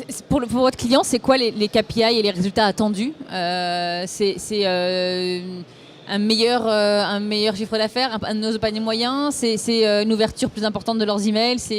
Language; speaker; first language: French; native; French